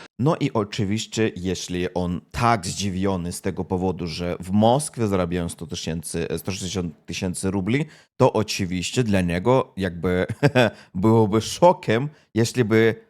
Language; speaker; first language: Polish; non-native, fluent; Russian